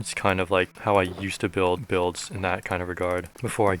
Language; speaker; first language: English; native; English